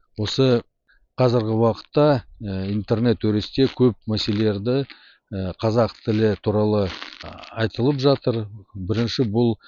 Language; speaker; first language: Kazakh; non-native, local second language; Russian